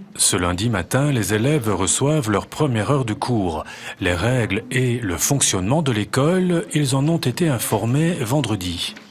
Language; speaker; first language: French; native; French